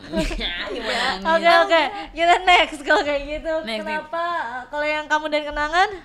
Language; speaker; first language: Indonesian; native; Indonesian